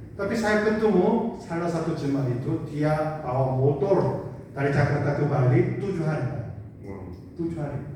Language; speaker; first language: Indonesian; non-native, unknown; Korean